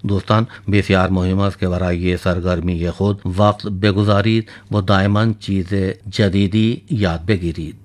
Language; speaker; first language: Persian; non-native, fluent; Urdu